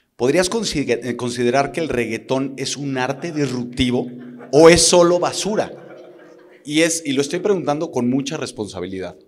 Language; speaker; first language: Spanish; native; Spanish